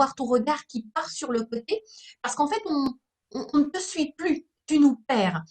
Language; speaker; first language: French; native; French